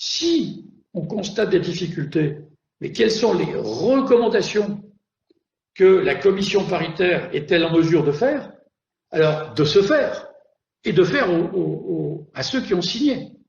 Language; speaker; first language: French; native; French